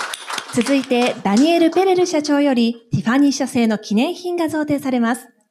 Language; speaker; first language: Japanese; native; Japanese